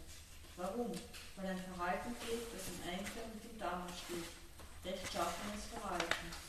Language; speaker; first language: German; native; German